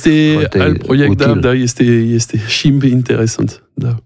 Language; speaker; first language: Romanian; non-native, learner; French